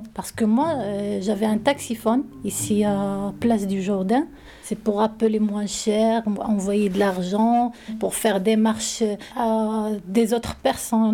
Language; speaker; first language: French; non-native, learner; Arabic